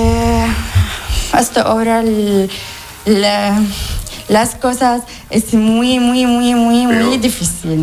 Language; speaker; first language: Spanish; non-native, learner; Arabic